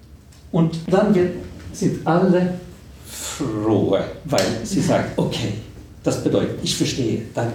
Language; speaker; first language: German; non-native, fluent; Swedish